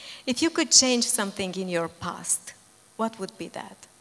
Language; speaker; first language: English; non-native, fluent; Romanian